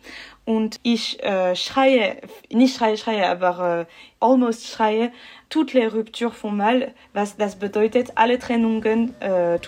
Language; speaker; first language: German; non-native, learner; French